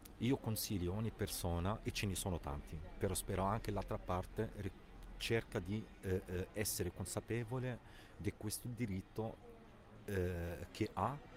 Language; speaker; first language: Italian; non-native, fluent; Arabic